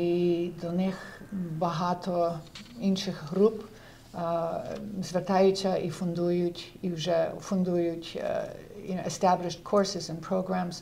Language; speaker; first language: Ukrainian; early bilingual, heritage; Ukrainian